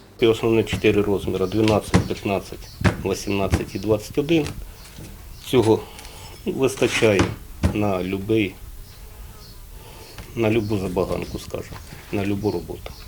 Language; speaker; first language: Ukrainian; native; Ukrainian